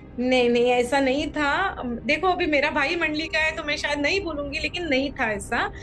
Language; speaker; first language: Hindi; non-native, local second language; Marathi